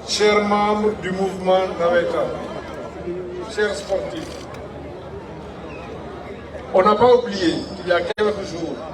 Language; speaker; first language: French; non-native, local second language; Wolof